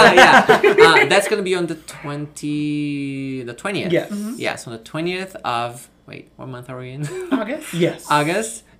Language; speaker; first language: English; non-native, fluent; Portuguese